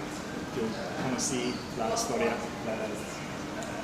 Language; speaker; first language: Spanish; non-native, learner; English